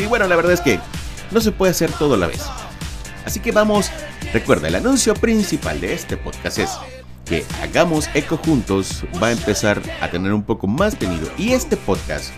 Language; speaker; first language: Spanish; native; Spanish